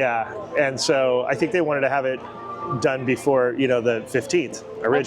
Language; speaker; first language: English; native; English